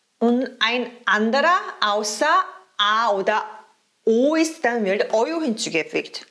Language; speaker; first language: German; non-native, fluent; Korean